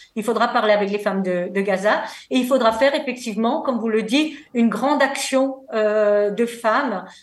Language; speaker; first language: French; native; French